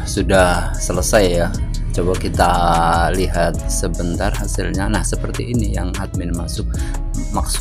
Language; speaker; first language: Indonesian; native; Indonesian